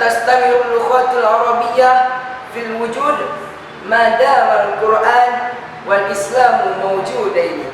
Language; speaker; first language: Arabic; non-native, learner; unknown